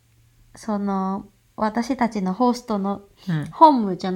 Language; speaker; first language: Japanese; non-native, fluent; Cantonese